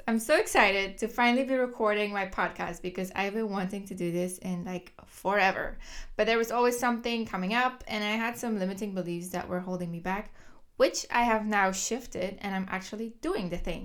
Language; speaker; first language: English; non-native, fluent; Dutch